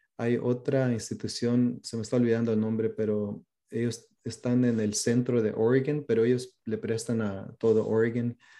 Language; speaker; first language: Spanish; early bilingual, heritage; Spanish